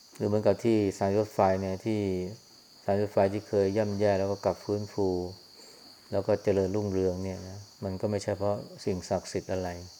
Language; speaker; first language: Thai; native; Thai